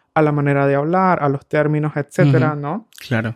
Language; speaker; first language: Spanish; native; Spanish